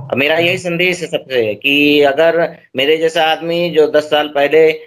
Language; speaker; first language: Hindi; native; Hindi